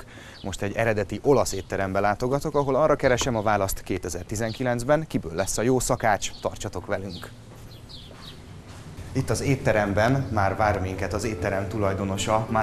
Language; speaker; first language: Hungarian; native; Hungarian